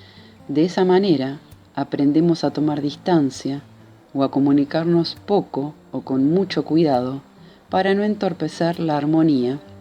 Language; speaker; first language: Spanish; native; Spanish